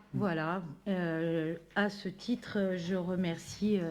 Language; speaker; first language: French; native; French